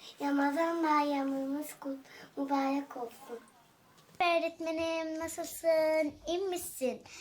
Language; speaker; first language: Turkish; early bilingual, other home language; Arabic